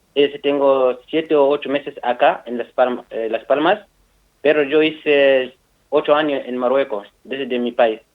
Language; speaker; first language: Spanish; non-native, fluent; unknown